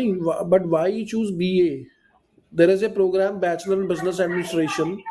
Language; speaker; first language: English; non-native, local second language; Punjabi